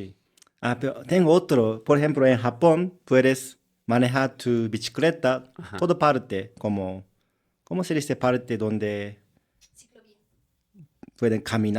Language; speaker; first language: Spanish; non-native, learner; Japanese